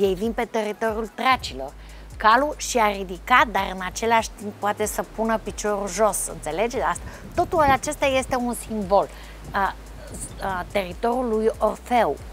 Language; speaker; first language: Romanian; non-native, fluent; Bulgarian